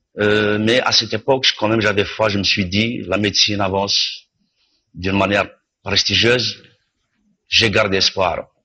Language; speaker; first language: French; non-native, local second language; Kabyle